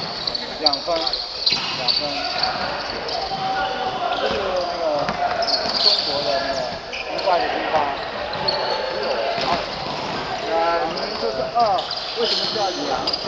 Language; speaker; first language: Chinese; non-native, local second language; Cantonese